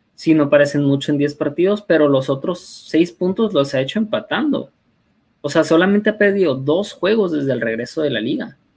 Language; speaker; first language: Spanish; native; Spanish